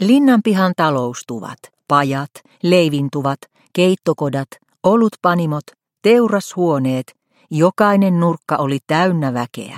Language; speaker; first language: Finnish; native; Finnish